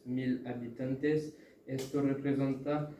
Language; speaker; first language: Spanish; non-native, learner; French